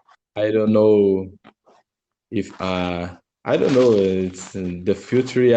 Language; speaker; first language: English; non-native, learner; Portuguese